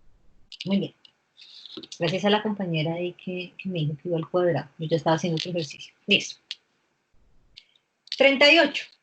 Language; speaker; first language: Spanish; native; Spanish